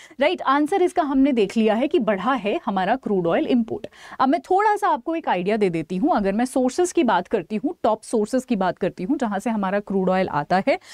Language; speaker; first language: Hindi; native; Hindi